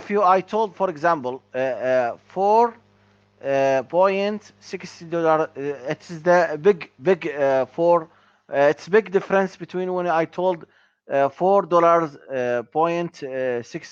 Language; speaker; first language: English; non-native, learner; Arabic